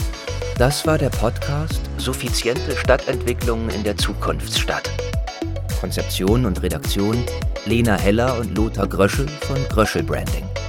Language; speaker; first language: German; native; German